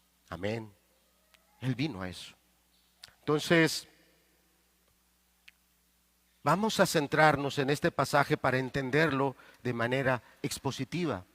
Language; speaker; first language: Spanish; native; Spanish